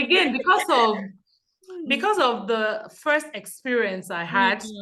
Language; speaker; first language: English; non-native, local second language; Yoruba